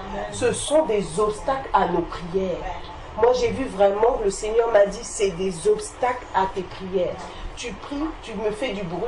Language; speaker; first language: French; native; French